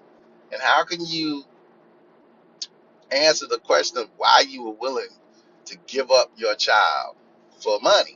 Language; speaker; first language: English; native; English